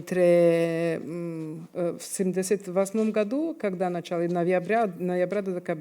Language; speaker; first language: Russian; non-native, fluent; Serbian